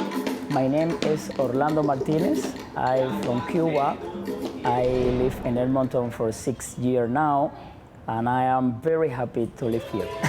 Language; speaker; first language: English; non-native, learner; Spanish